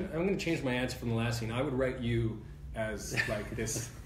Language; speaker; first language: English; native; English